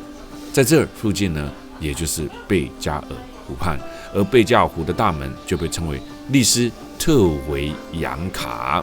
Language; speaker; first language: Chinese; native; Chinese